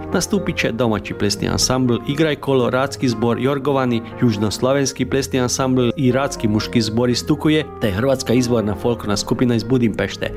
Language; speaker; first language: Croatian; early bilingual, heritage; Croatian